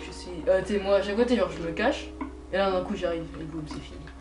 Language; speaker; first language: French; native; French